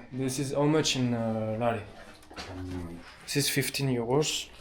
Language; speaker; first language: English; non-native, learner; French